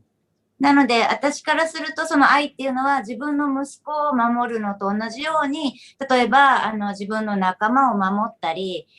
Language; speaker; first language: Japanese; native; Japanese